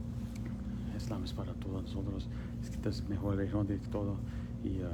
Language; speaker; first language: Spanish; non-native, learner; Pashto